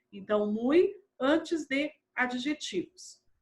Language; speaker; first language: Spanish; non-native, fluent; Portuguese